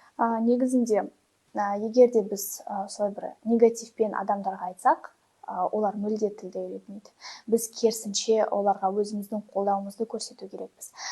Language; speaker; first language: Kazakh; non-native, local second language; Russian